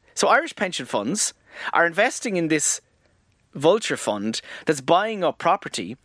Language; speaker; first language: English; native; English